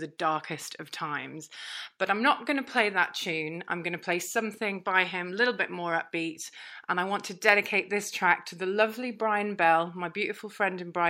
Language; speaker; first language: English; native; English